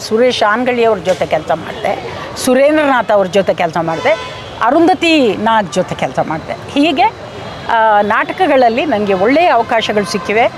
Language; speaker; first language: Kannada; native; Kannada